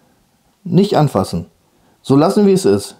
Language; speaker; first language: German; native; German